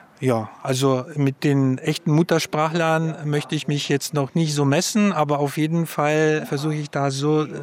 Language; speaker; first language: German; early bilingual, other home language; Polish